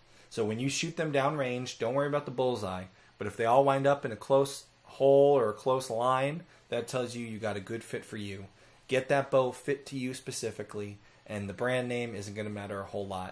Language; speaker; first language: English; native; English